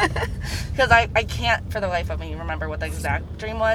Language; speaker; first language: English; native; English